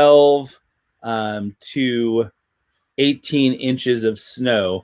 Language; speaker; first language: English; native; English